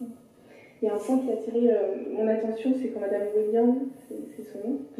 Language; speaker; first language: French; native; French